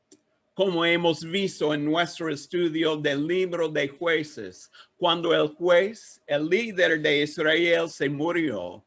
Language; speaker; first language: Spanish; non-native, learner; English